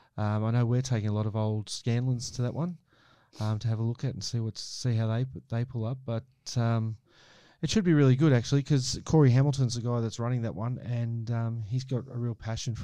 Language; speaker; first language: English; native; English